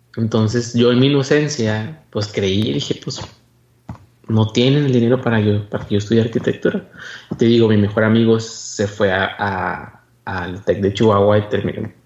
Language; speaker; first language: Spanish; native; Spanish